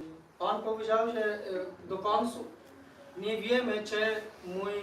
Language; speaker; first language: Polish; non-native, learner; Hindi